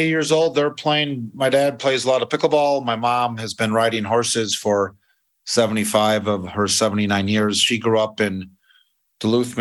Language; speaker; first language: English; native; English